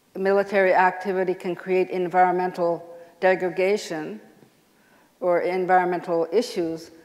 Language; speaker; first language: English; native; English